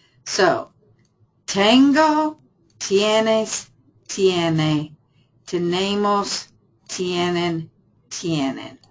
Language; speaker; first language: Spanish; non-native, fluent; English